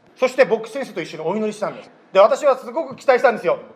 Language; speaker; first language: Japanese; native; Japanese